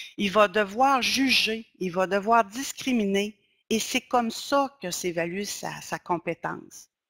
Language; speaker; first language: French; native; French